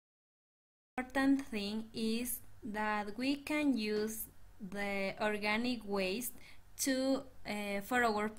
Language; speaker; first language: English; non-native, learner; Spanish